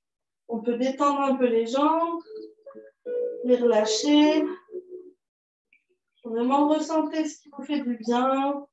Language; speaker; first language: French; native; French